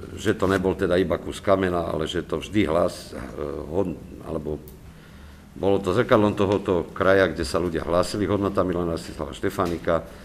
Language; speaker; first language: Slovak; native; Slovak